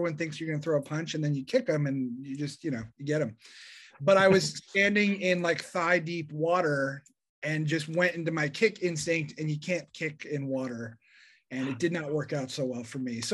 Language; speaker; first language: English; native; English